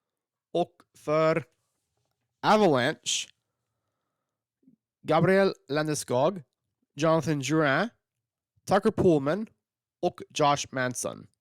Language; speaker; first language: Swedish; non-native, learner; English